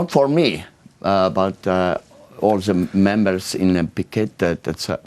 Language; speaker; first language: English; non-native, learner; Estonian